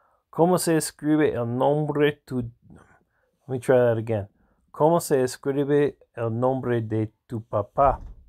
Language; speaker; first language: Spanish; non-native, learner; English